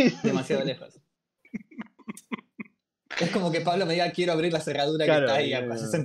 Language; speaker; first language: Spanish; native; Spanish